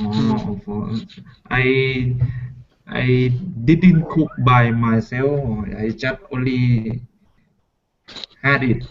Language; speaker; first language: English; non-native, learner; Thai